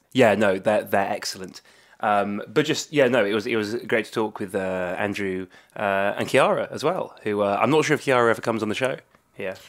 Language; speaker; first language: English; native; English